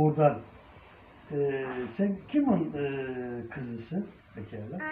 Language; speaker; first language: Turkish; native; Turkish